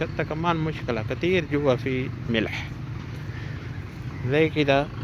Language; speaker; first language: Arabic; non-native, learner; Urdu